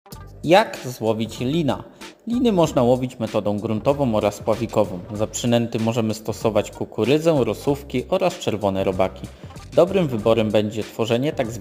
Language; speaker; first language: Polish; native; Polish